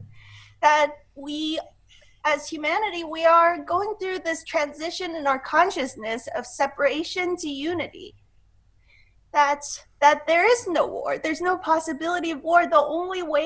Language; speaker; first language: English; non-native, local second language; Cantonese